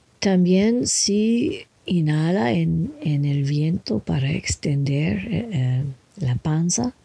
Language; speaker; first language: Spanish; non-native, learner; English